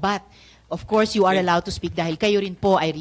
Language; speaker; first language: Filipino; native; Filipino